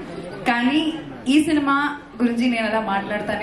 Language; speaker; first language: Telugu; non-native, fluent; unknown